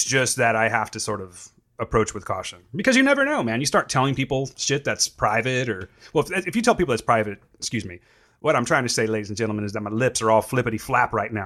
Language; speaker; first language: English; native; English